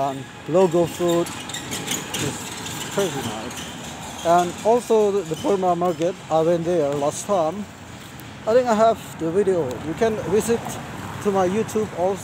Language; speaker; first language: English; non-native, learner; Lao